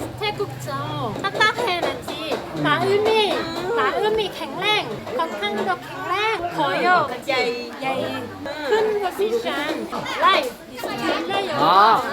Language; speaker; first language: Korean; non-native, learner; Thai